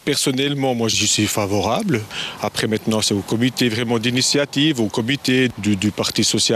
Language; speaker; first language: French; native; French